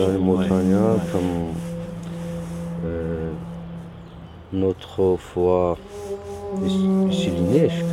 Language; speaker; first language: French; non-native, learner; Kurdish